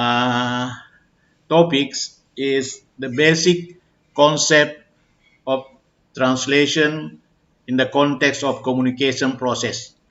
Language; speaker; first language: English; non-native, fluent; Indonesian